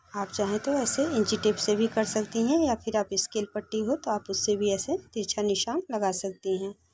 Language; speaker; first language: Hindi; native; Hindi